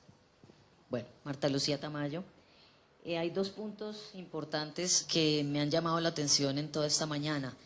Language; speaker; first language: Spanish; native; Spanish